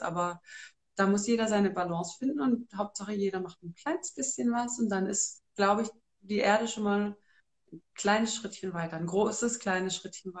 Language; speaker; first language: German; native; German